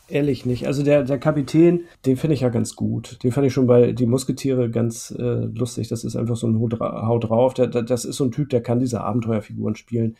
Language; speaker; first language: German; native; German